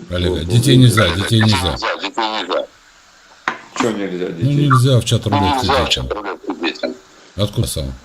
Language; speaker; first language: Russian; native; Russian